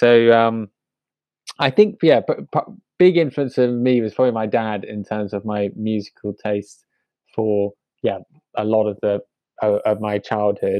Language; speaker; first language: English; native; English